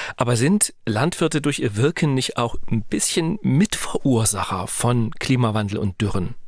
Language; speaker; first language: German; native; German